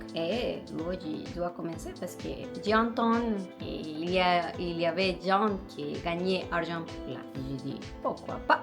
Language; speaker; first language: French; non-native, learner; Spanish